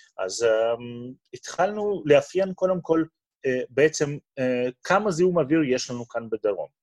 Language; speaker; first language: Hebrew; non-native, fluent; Russian